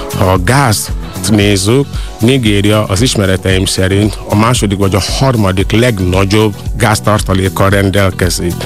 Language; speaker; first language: Hungarian; non-native, fluent; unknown